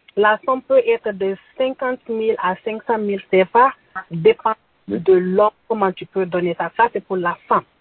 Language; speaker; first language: French; non-native, local second language; Bambara